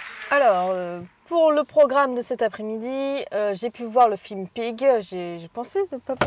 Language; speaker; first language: French; native; French